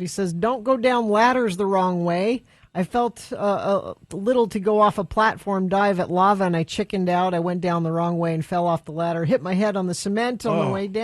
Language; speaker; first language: English; native; English